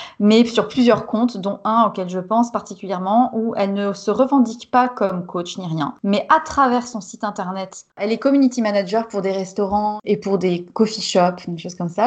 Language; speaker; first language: French; native; French